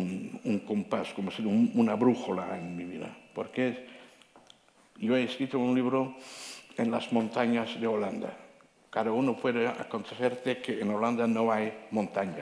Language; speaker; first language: Spanish; non-native, fluent; Dutch